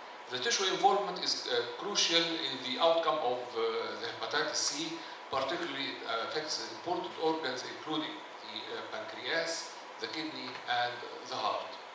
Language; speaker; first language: English; non-native, fluent; Arabic